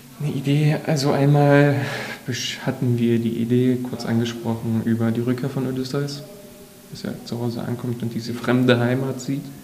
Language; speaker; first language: German; non-native, local second language; Upper Sorbian